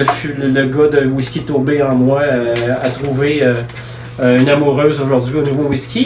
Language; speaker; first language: French; native; French